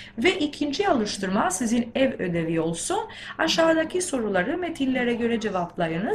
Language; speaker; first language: Turkish; non-native, fluent; Albanian